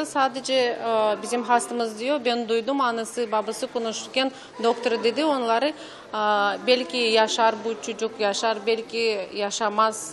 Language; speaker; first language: Turkish; non-native, learner; Russian